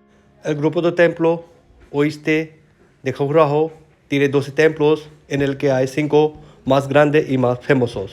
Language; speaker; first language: Spanish; non-native, learner; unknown